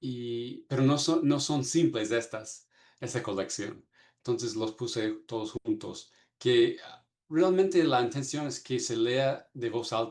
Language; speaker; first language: Spanish; non-native, fluent; English